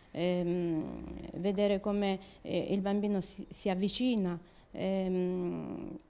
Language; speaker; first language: Italian; native; Italian